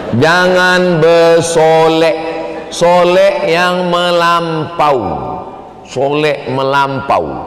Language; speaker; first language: Malay; native; Malay